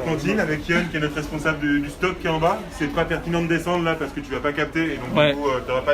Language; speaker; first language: French; native; French